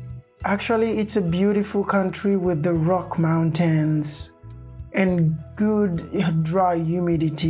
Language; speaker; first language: English; non-native, local second language; Swahili